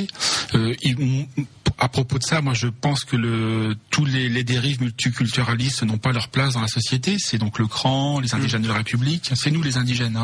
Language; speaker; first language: French; native; French